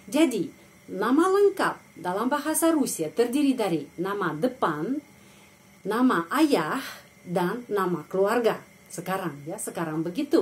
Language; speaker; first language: Indonesian; non-native, fluent; Russian